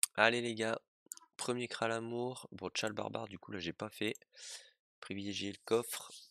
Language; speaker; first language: French; native; French